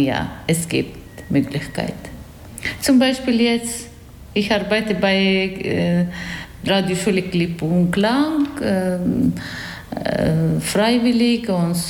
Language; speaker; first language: German; non-native, learner; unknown